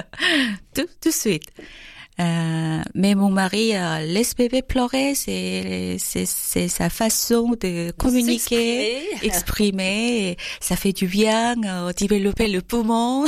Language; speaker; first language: French; non-native, fluent; Korean